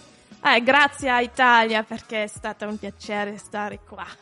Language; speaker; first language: Italian; non-native, fluent; German